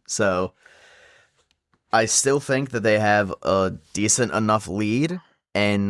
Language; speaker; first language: English; native; English